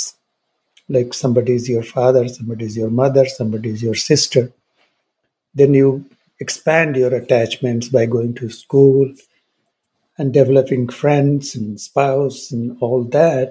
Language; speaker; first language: English; non-native, local second language; Hindi